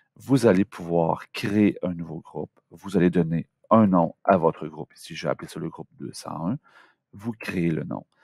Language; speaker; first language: French; native; French